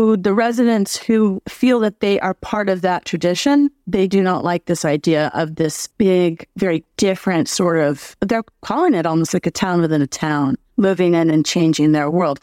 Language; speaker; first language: English; native; English